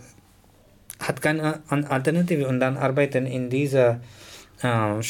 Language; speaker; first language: German; non-native, learner; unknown